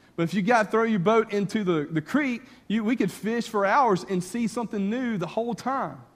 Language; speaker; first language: English; native; English